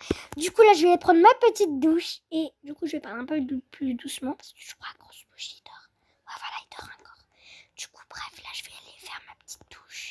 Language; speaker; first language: French; native; French